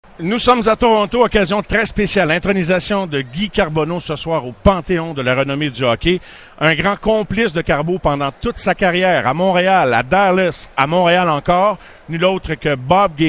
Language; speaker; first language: French; native; French